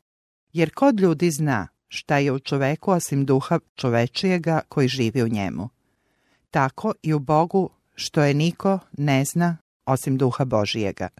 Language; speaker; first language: Serbian; native; Serbian